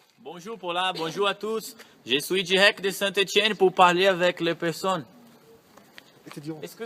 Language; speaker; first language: French; non-native, learner; Portuguese